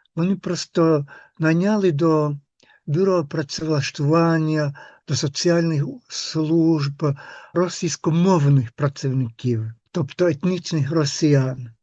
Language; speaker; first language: Ukrainian; non-native, fluent; Finnish